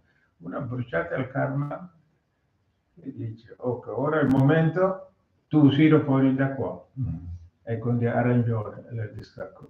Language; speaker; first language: Italian; non-native, learner; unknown